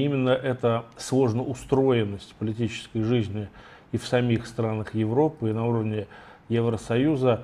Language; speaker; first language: Russian; native; Russian